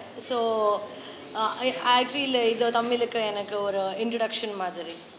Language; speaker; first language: Tamil; non-native, learner; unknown